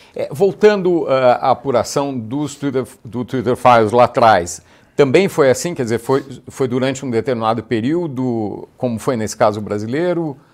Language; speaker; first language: Portuguese; native; Portuguese